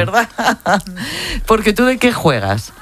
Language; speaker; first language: Spanish; native; Spanish